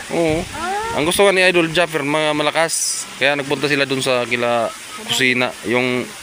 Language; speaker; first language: Filipino; non-native, local second language; Masbatenyo